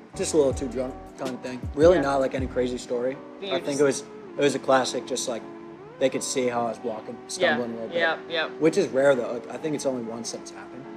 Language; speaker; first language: English; native; English